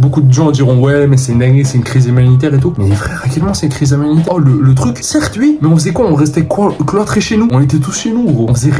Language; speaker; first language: French; native; French